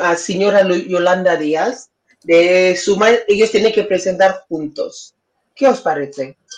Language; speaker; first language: Spanish; non-native, fluent; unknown